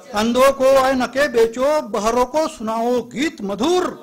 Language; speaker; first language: Hindi; non-native, local second language; Marathi